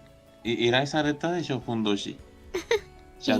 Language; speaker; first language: Japanese; non-native, learner; Spanish